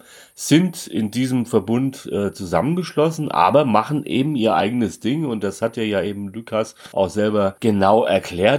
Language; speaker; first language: German; native; German